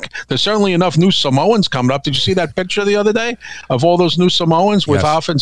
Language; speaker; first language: English; native; English